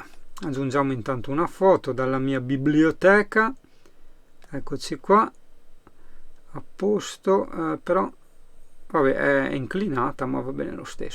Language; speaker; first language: Italian; native; Italian